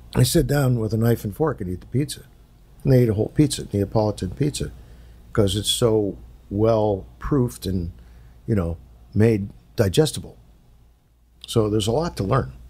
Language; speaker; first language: English; native; English